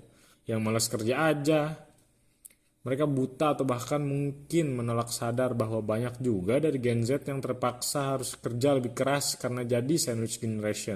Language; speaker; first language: Indonesian; native; Indonesian